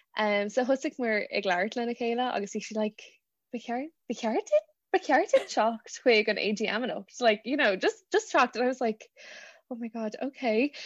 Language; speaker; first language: Irish; non-native, local second language; English